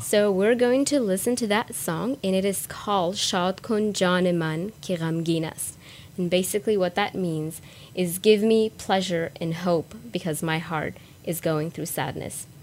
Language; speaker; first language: English; early bilingual, other home language; Persian